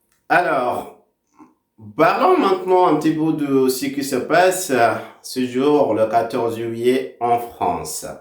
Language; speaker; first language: French; non-native, fluent; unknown